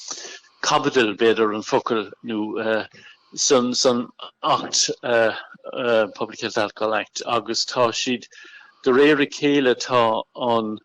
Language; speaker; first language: Irish; non-native, local second language; English